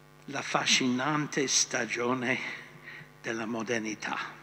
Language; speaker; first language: Italian; non-native, fluent; English